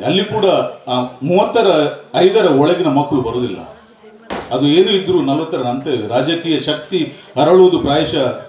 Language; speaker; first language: Kannada; non-native, local second language; Tulu